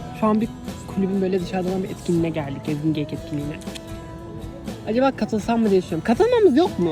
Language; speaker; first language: Turkish; native; Turkish